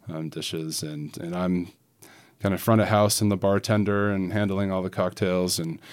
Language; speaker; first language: English; native; English